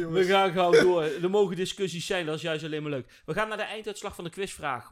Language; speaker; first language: Dutch; native; Dutch